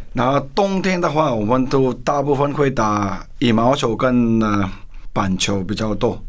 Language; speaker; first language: Chinese; non-native, learner; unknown